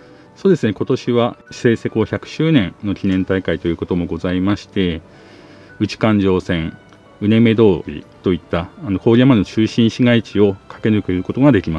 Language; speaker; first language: Japanese; native; Japanese